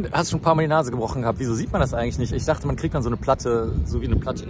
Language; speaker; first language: German; native; German